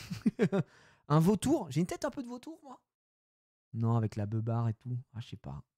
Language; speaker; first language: French; native; French